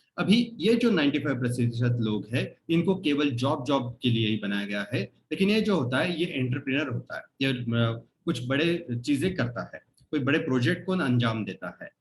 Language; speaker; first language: Hindi; non-native, local second language; Marathi